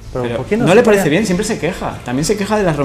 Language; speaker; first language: Spanish; native; Spanish